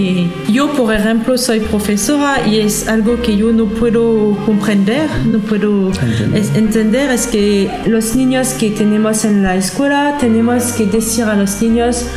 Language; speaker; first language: Spanish; non-native, learner; French